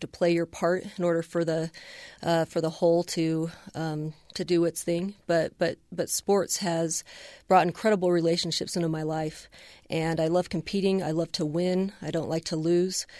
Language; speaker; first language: English; native; English